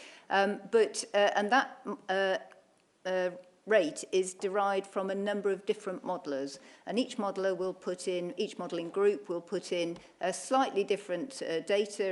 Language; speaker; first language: English; native; English